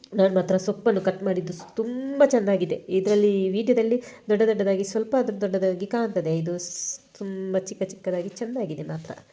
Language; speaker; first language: Kannada; non-native, local second language; Tulu